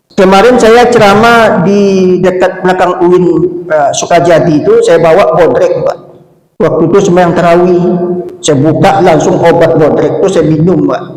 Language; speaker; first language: Malay; non-native, local second language; Minangkabau